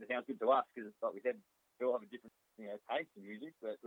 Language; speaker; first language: English; native; English